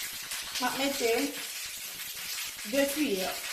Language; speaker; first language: French; non-native, learner; Haitian Creole